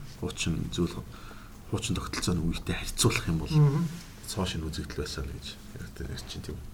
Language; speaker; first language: Mongolian; native; Mongolian